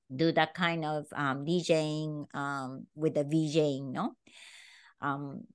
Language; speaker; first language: English; non-native, fluent; Japanese